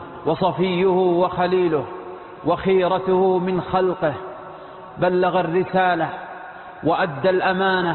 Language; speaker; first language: Arabic; native; Arabic